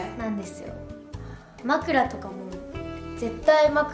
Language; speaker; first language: Japanese; native; Japanese